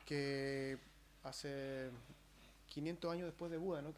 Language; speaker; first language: Spanish; native; Spanish